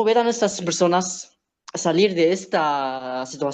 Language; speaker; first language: Spanish; non-native, learner; Arabic